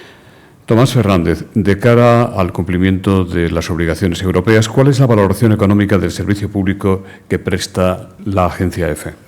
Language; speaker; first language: Spanish; native; Spanish